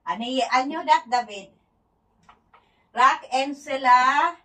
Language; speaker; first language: Hebrew; non-native, learner; Filipino